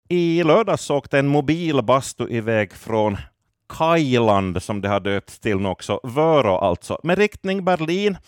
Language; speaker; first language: Swedish; native; Swedish